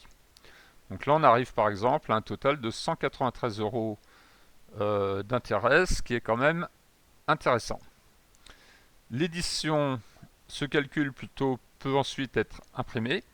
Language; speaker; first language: French; native; French